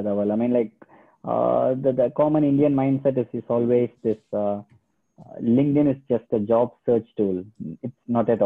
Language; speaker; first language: English; non-native, local second language; Tamil